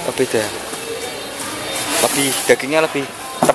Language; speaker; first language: Indonesian; non-native, local second language; Javanese